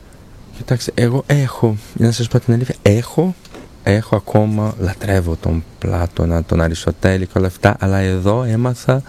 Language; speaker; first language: Greek; non-native, learner; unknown